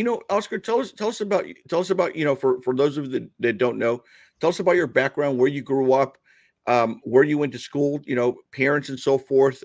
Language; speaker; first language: English; early bilingual, other home language; Spanish